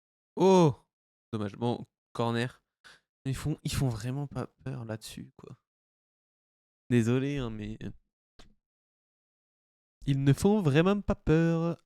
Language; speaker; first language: French; native; French